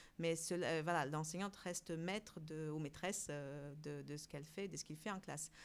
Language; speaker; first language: French; non-native, fluent; Portuguese